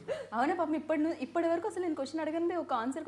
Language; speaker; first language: Telugu; native; Telugu